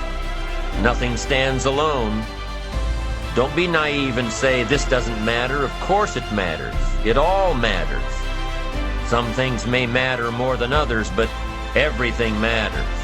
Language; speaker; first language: English; native; English